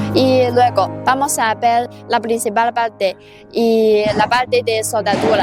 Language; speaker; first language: Spanish; non-native, learner; Chinese